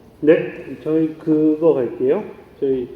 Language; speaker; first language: Korean; native; Korean